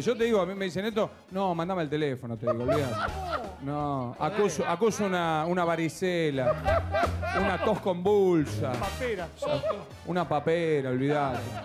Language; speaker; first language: Spanish; native; Spanish